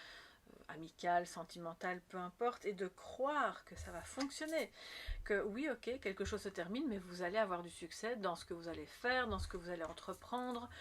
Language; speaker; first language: French; native; French